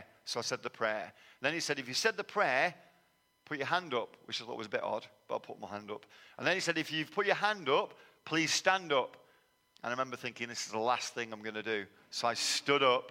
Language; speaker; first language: English; native; English